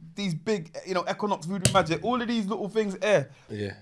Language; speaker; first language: English; native; English